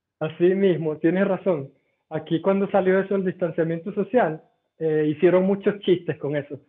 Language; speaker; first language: Spanish; native; Spanish